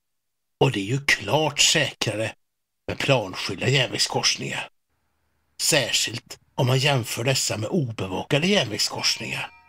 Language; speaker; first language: Swedish; native; Swedish